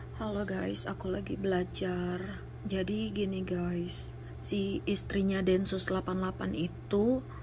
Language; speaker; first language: Indonesian; native; Indonesian